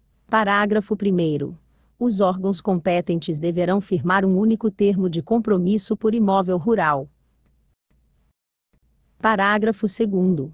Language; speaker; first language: Portuguese; native; Portuguese